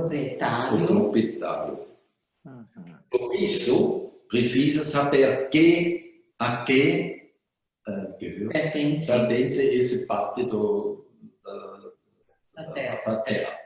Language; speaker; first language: Portuguese; non-native, fluent; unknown